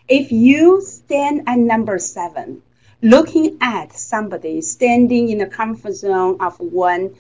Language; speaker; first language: English; non-native, fluent; Chinese